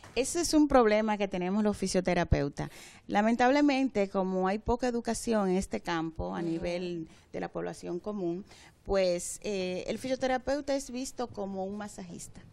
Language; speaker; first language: Spanish; native; Spanish